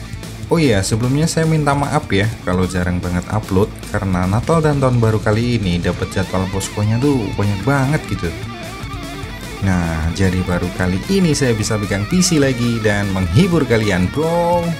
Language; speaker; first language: Indonesian; native; Indonesian